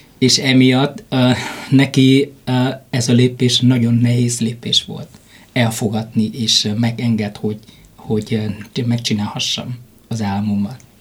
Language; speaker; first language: Hungarian; non-native, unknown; Vietnamese